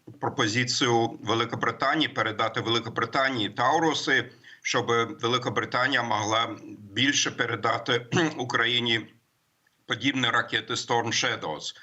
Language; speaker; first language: Ukrainian; non-native, fluent; German